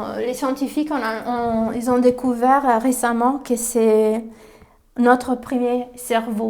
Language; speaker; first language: French; non-native, fluent; Italian